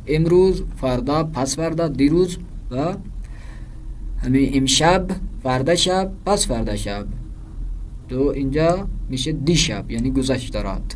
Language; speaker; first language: Persian; non-native, fluent; Urdu